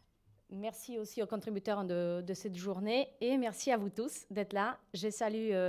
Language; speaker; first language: French; non-native, fluent; Polish